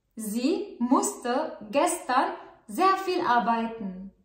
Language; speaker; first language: German; non-native, fluent; Arabic